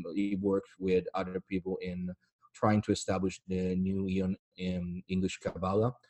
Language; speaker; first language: English; non-native, fluent; Italian